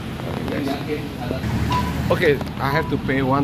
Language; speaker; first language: English; non-native, fluent; Indonesian